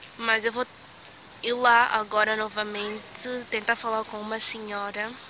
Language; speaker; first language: Portuguese; native; Portuguese